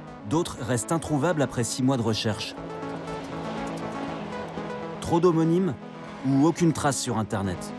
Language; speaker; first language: French; native; French